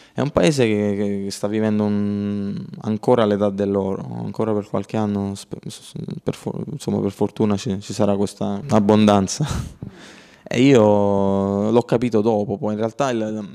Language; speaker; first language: Italian; native; Italian